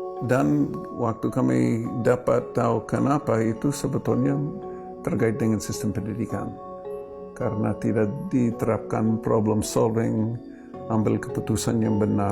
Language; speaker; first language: Indonesian; non-native, fluent; English